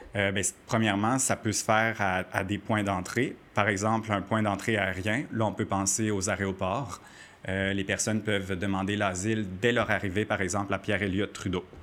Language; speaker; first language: French; native; French